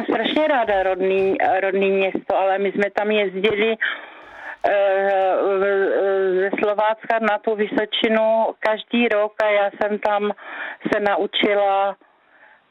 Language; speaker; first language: Czech; native; Czech